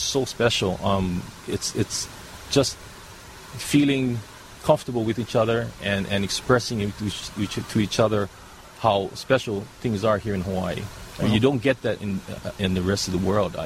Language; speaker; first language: English; native; English